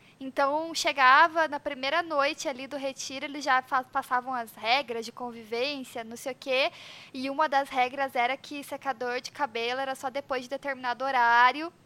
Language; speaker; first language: Portuguese; native; Portuguese